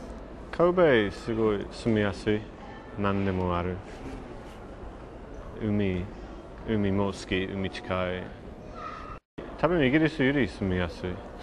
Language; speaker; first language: Japanese; non-native, learner; English